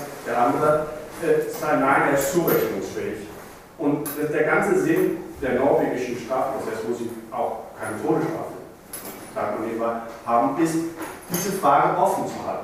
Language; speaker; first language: German; non-native, fluent; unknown